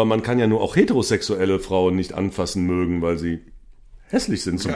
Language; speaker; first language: German; native; German